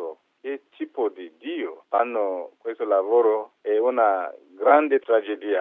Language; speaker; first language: Italian; non-native, fluent; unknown